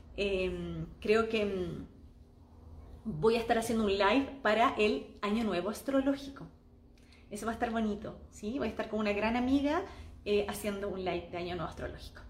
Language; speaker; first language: Spanish; native; Spanish